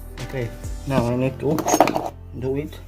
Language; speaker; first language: English; non-native, learner; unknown